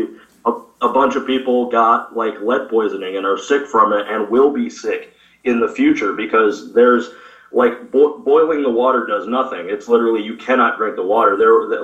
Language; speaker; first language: English; native; English